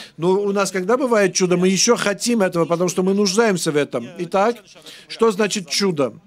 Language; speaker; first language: Russian; non-native, local second language; Armenian